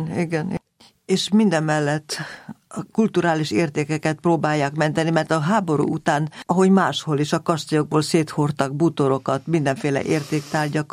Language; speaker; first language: Hungarian; native; Hungarian